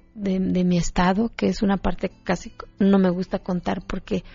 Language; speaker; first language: Spanish; non-native, local second language; Zapotec